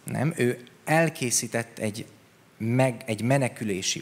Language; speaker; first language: Hungarian; native; Hungarian